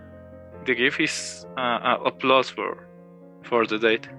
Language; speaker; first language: English; non-native, learner; Spanish